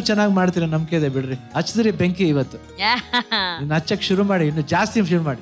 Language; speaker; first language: Kannada; native; Kannada